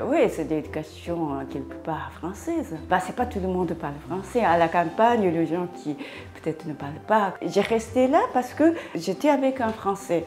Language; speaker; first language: French; non-native, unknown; Japanese